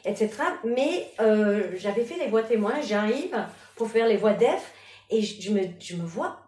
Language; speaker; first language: French; non-native, fluent; English